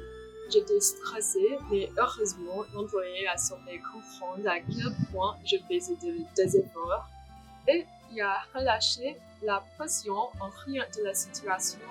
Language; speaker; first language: French; non-native, fluent; English